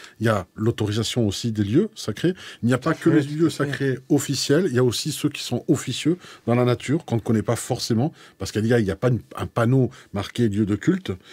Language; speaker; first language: French; native; French